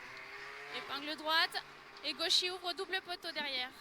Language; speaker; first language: French; native; French